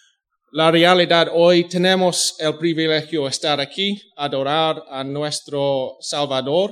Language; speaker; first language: Spanish; non-native, fluent; English